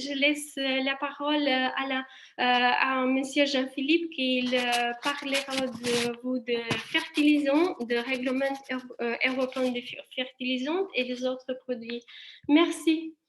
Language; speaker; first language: French; non-native, fluent; Italian